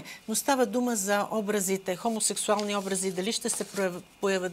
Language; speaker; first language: Bulgarian; native; Bulgarian